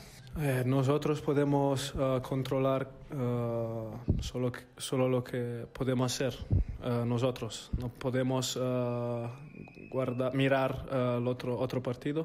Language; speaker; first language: Spanish; non-native, fluent; Italian